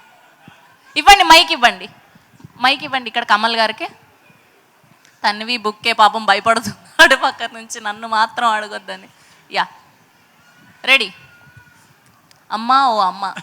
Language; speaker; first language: Telugu; native; Telugu